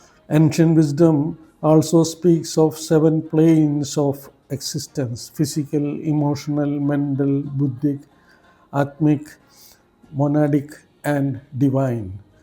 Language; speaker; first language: English; non-native, local second language; Malayalam